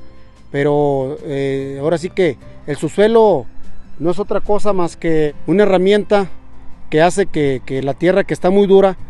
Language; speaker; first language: Spanish; native; Spanish